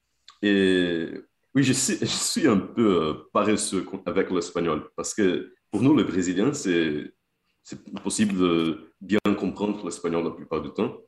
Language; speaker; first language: French; non-native, fluent; Portuguese